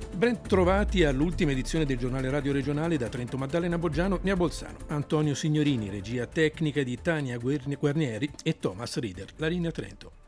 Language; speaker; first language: Italian; native; Italian